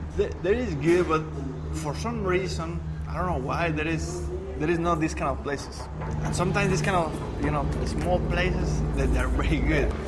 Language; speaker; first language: English; non-native, fluent; Spanish